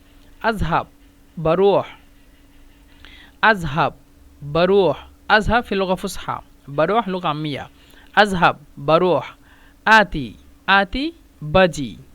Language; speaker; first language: Arabic; non-native, fluent; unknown